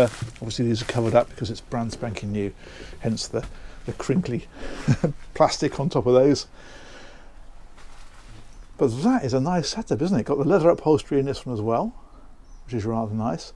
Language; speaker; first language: English; native; English